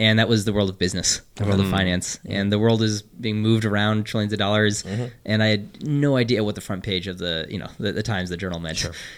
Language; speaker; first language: English; native; English